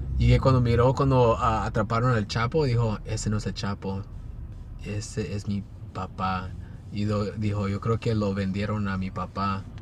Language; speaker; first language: Spanish; early bilingual, heritage; Spanish